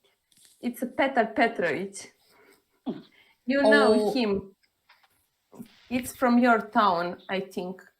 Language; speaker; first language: English; non-native, learner; Serbian